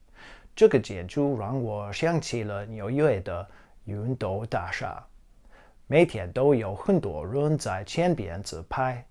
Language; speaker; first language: Chinese; non-native, fluent; English